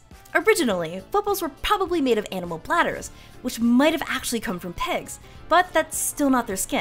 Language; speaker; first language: English; native; English